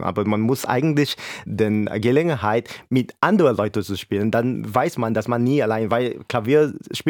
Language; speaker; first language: German; non-native, fluent; English